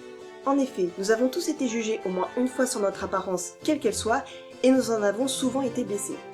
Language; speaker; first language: French; native; French